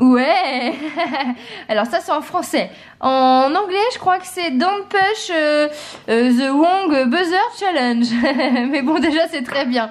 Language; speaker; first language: French; native; French